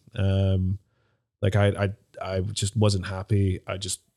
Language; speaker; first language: English; native; English